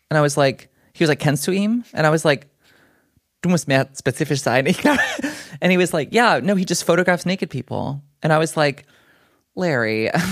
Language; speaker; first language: English; native; English